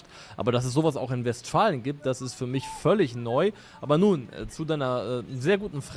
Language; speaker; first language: German; native; German